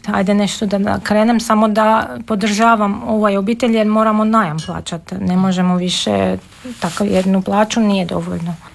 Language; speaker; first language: Serbian; non-native, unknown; Armenian